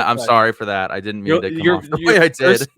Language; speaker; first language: English; native; English